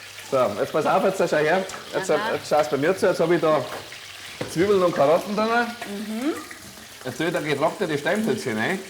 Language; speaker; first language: German; native; German